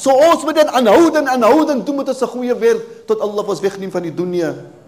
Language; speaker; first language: English; non-native, local second language; Afrikaans